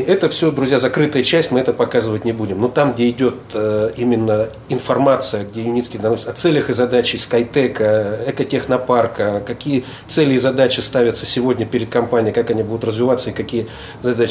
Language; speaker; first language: Russian; native; Russian